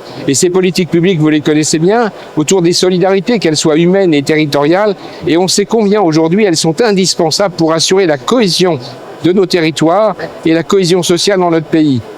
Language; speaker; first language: French; native; French